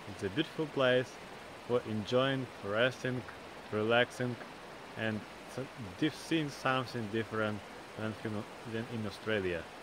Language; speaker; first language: English; non-native, fluent; Ukrainian